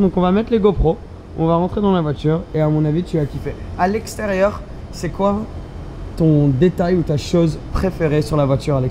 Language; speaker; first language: French; native; French